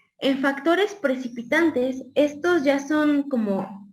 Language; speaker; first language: Spanish; native; Spanish